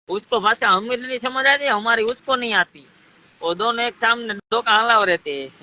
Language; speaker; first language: Hindi; non-native, local second language; Gujarati